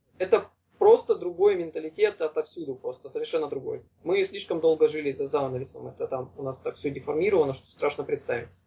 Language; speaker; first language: Russian; native; Russian